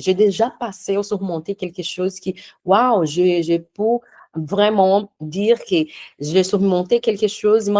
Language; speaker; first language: French; non-native, fluent; Portuguese